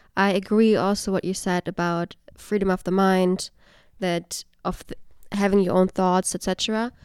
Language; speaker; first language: English; non-native, fluent; German